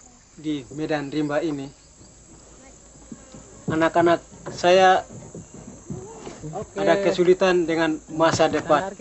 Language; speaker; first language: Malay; non-native, local second language; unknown